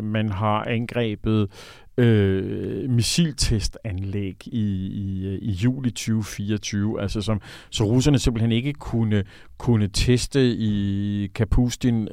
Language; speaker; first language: Danish; native; Danish